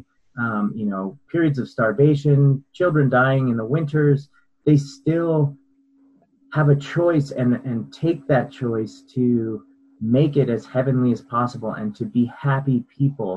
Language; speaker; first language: English; native; English